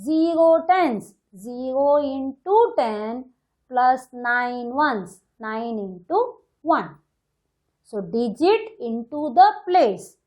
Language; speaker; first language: English; non-native, local second language; Hindi